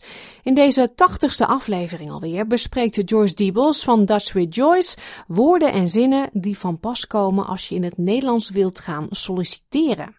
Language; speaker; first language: Dutch; native; Dutch